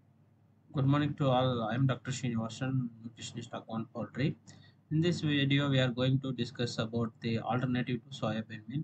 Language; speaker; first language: English; non-native, local second language; Tamil